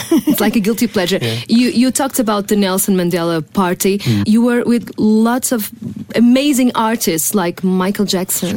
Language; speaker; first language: English; non-native, fluent; Portuguese